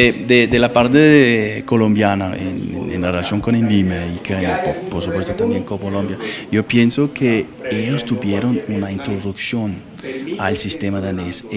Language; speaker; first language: Spanish; non-native, fluent; Danish